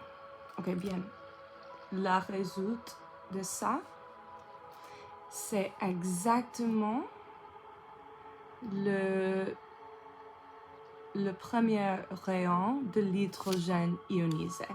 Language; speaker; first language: French; non-native, learner; English